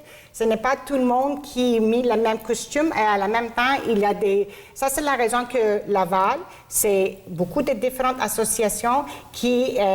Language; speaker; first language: French; non-native, local second language; Greek